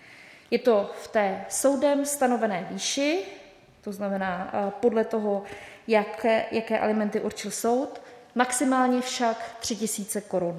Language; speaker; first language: Czech; native; Czech